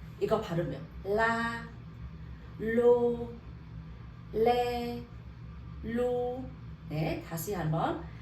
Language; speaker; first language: Korean; non-native, learner; Vietnamese